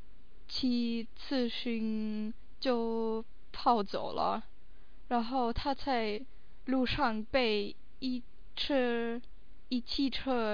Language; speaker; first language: Chinese; non-native, fluent; English